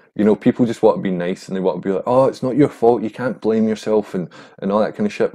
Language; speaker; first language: English; native; English